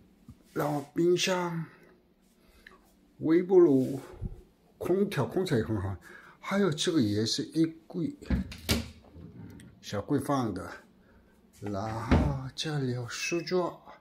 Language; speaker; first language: Chinese; non-native, learner; Korean